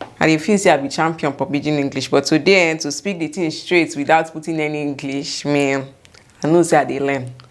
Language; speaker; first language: Nigerian Pidgin; non-native, local second language; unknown